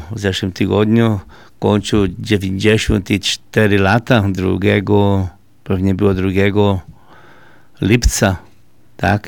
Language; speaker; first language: Polish; early bilingual, heritage; Polish